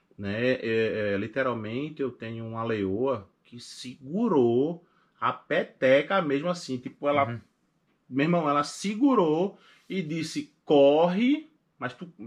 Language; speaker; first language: Portuguese; native; Portuguese